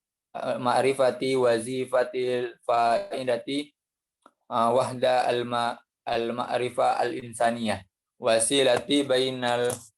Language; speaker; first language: Arabic; non-native, learner; Indonesian